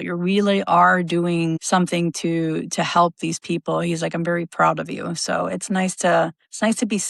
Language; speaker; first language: English; native; English